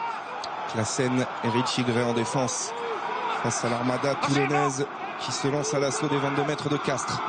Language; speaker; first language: French; native; French